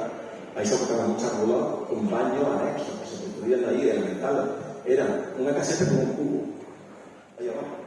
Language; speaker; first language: Spanish; native; Spanish